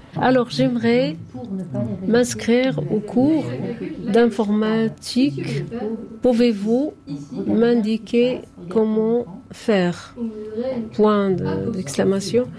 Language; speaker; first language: French; non-native, fluent; Arabic